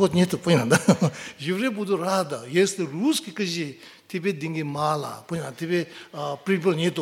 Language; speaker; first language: Russian; non-native, learner; Tibetan